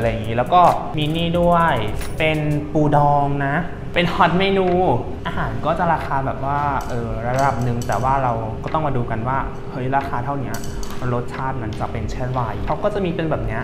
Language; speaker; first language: Thai; native; Thai